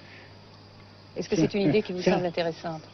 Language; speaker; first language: French; native; French